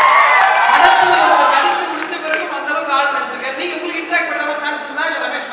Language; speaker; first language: Tamil; native; Tamil